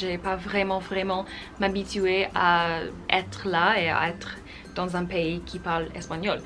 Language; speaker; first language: French; non-native, fluent; English